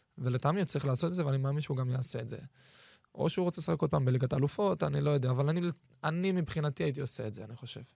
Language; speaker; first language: Hebrew; native; Hebrew